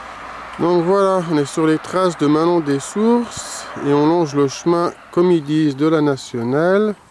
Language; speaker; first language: French; native; French